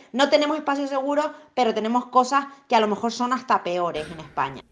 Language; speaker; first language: Spanish; native; Spanish